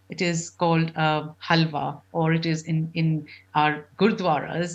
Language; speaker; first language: English; non-native, local second language; Punjabi